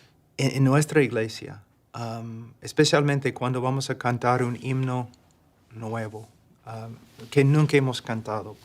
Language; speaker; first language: Spanish; non-native, fluent; English